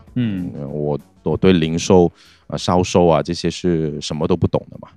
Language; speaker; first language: Chinese; non-native, local second language; Cantonese